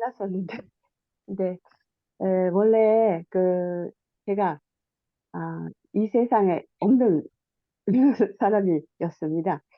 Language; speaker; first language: Korean; non-native, fluent; Japanese